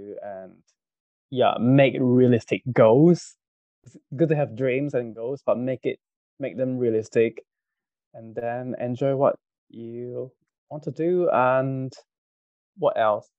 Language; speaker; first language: English; non-native, local second language; Cantonese